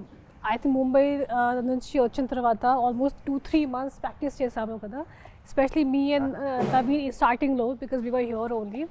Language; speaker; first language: Telugu; non-native, fluent; Hindi